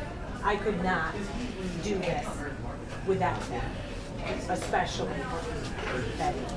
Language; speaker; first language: English; native; English